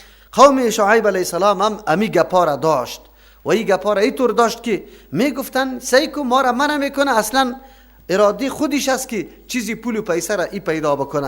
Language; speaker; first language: Persian; native; Persian